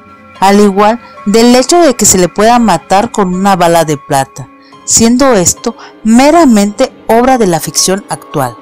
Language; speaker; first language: Spanish; native; Spanish